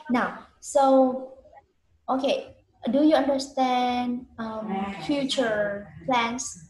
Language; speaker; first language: English; non-native, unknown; Vietnamese